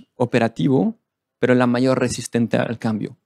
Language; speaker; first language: Spanish; non-native, fluent; French